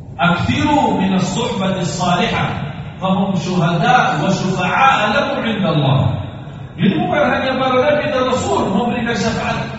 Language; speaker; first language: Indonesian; non-native, fluent; Arabic